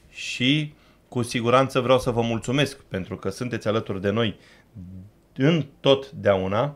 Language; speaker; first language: Romanian; native; Romanian